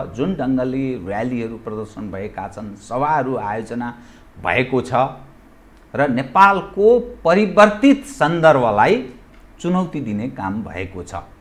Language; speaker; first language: Nepali; native; Nepali